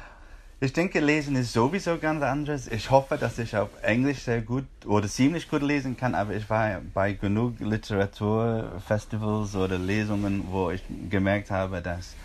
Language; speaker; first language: German; non-native, fluent; English